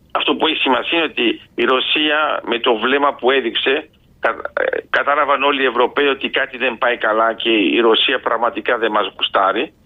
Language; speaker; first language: Greek; early bilingual, heritage; Greek